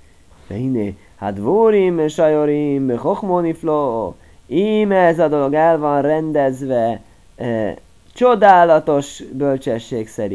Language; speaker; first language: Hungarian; native; Hungarian